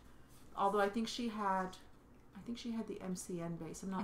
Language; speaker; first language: English; native; English